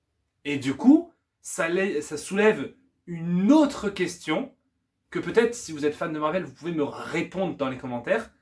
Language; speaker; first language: French; native; French